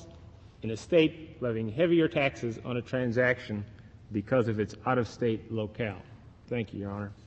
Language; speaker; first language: English; native; English